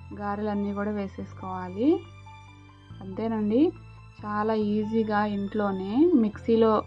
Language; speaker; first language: Telugu; native; Telugu